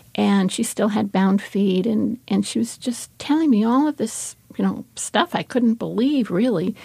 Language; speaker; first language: English; native; English